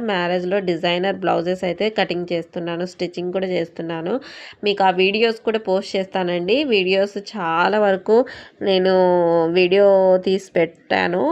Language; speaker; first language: Telugu; non-native, local second language; Urdu